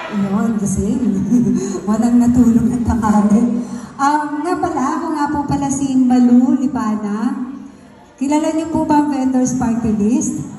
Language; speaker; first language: Filipino; non-native, local second language; Masbatenyo